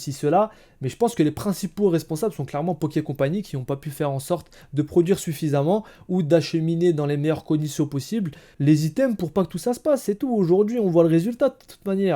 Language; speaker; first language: French; native; French